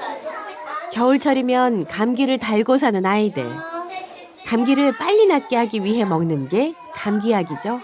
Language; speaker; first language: Korean; native; Korean